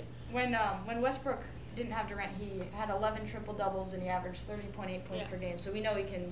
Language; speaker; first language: English; native; English